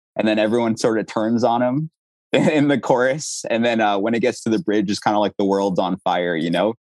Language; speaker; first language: English; native; English